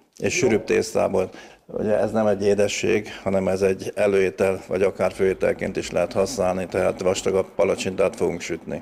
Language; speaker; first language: Hungarian; native; Hungarian